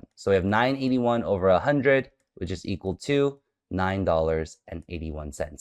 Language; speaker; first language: English; native; English